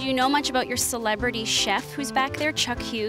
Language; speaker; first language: English; native; English